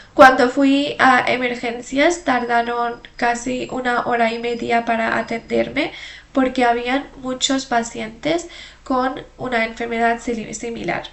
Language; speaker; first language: Spanish; non-native, fluent; Hindi